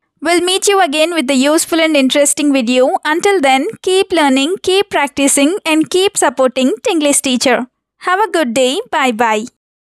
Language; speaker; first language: English; non-native, local second language; Telugu